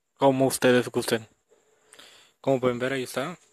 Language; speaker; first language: Spanish; native; Spanish